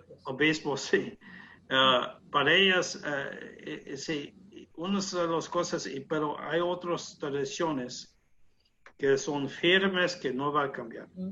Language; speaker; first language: Spanish; non-native, learner; English